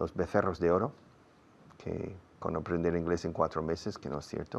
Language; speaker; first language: Spanish; non-native, fluent; English